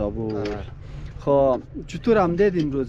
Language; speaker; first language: Persian; native; Persian